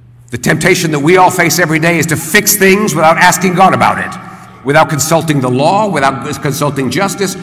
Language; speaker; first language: English; early bilingual, other home language; Spanish